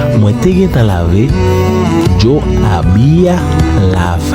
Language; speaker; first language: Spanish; non-native, fluent; Haitian Creole